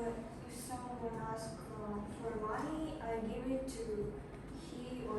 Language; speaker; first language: English; non-native, learner; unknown